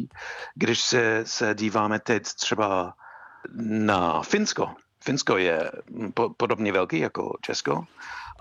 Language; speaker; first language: Czech; non-native, fluent; English